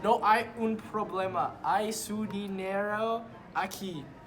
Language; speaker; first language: Spanish; non-native, learner; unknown